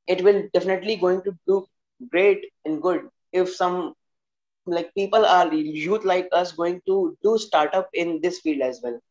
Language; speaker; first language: English; non-native, local second language; Hindi